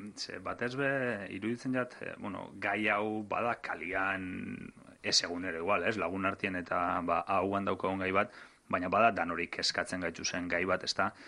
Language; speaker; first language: Basque; native; Basque